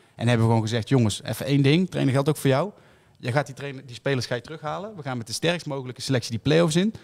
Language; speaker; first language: Dutch; native; Dutch